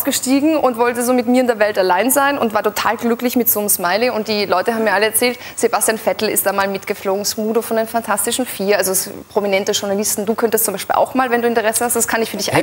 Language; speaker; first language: German; native; German